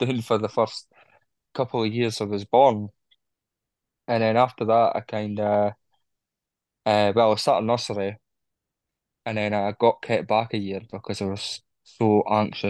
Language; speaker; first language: English; native; English